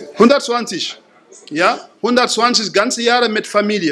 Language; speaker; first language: German; non-native, fluent; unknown